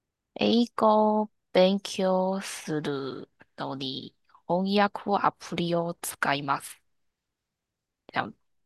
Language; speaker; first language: Japanese; non-native, learner; Chinese